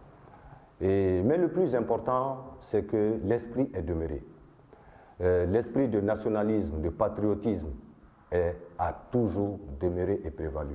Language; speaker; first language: French; non-native, local second language; Bambara